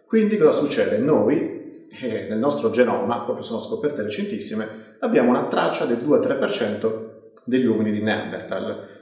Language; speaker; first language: Italian; native; Italian